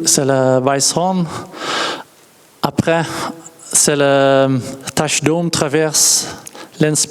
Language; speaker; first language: French; non-native, learner; Dutch